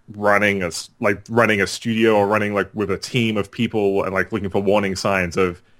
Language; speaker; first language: English; native; English